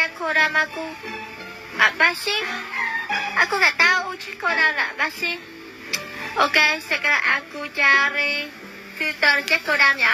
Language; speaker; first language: Indonesian; non-native, learner; Vietnamese